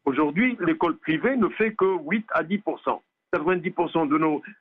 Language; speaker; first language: French; non-native, local second language; Arabic